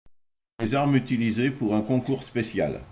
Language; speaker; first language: French; native; French